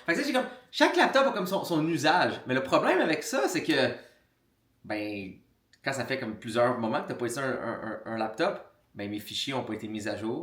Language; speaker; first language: French; native; French